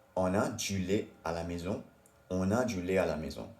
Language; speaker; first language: French; non-native, learner; English